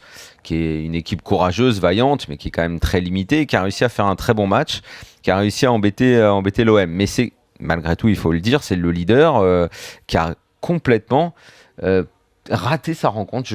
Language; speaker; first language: French; native; French